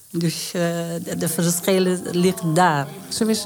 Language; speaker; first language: Dutch; non-native, learner; Persian